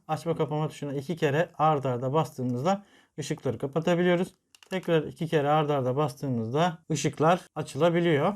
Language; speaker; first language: Turkish; native; Turkish